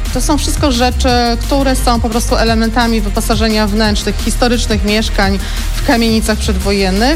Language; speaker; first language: Polish; native; Polish